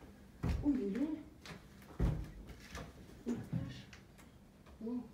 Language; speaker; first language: French; native; French